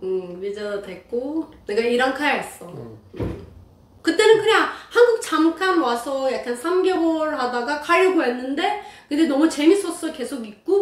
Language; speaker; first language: Korean; non-native, learner; Persian